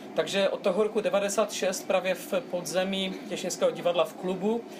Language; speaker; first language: Czech; non-native, local second language; Polish